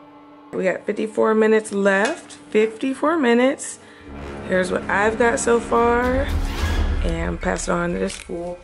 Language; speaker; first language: English; native; English